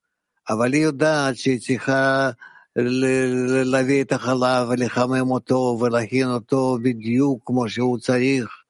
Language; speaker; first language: Hebrew; non-native, fluent; Russian